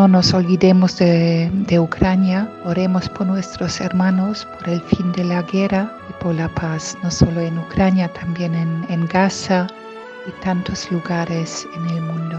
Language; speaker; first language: Spanish; non-native, fluent; Polish